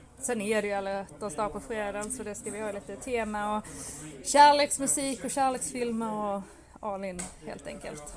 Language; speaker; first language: Swedish; native; Swedish